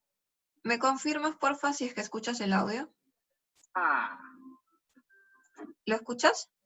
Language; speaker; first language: Spanish; native; Spanish